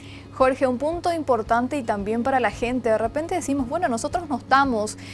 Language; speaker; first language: Spanish; native; Spanish